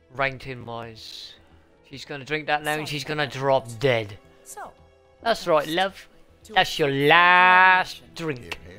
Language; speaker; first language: English; native; English